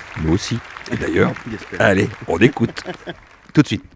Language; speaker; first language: French; native; French